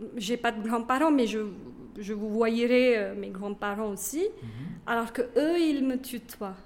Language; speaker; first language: French; non-native, fluent; Kannada